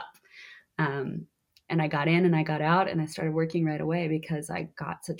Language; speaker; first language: English; native; English